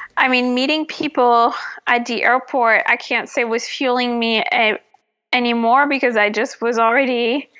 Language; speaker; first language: English; non-native, fluent; French